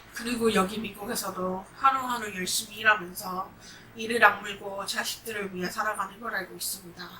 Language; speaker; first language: Korean; early bilingual, heritage; Korean